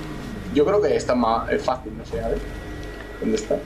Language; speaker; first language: Spanish; native; Spanish